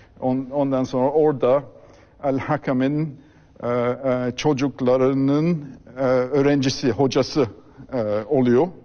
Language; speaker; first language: Turkish; non-native, fluent; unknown